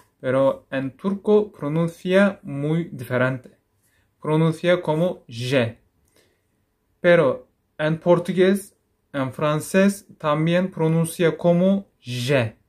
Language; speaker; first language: Spanish; non-native, fluent; Turkish